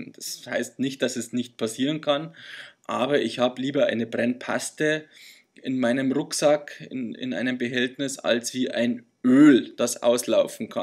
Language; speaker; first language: German; native; German